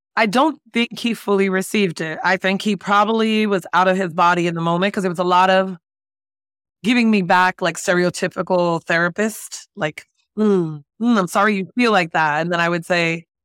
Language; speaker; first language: English; native; English